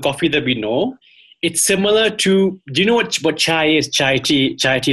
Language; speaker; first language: English; non-native, local second language; Khasi